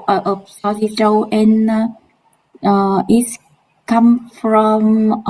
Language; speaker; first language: English; non-native, learner; Vietnamese